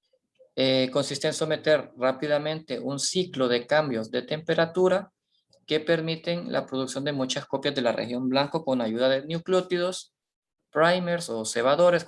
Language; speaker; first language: Spanish; native; Spanish